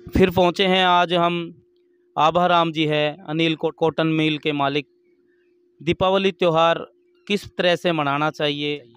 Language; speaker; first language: Hindi; native; Hindi